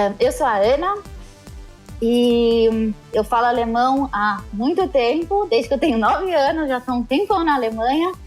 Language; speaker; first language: Portuguese; native; Portuguese